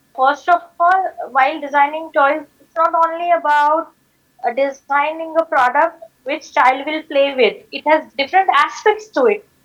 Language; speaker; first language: English; non-native, local second language; Marathi